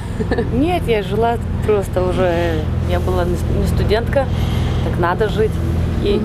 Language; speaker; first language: Russian; non-native, learner; Lithuanian